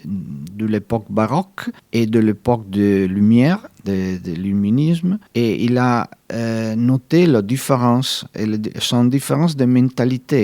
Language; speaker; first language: French; non-native, fluent; Italian